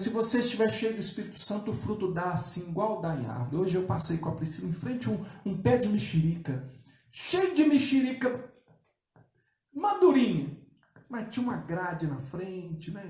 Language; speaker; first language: Portuguese; native; Portuguese